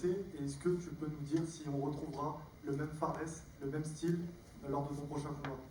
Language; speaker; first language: French; native; French